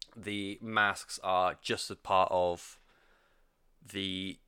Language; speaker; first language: English; native; English